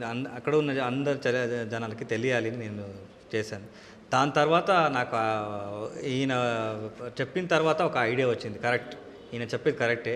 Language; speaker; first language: Telugu; non-native, local second language; Kannada